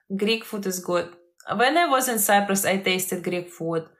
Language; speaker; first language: English; non-native, fluent; Ukrainian